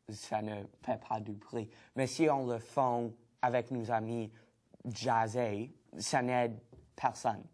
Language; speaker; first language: French; non-native, learner; English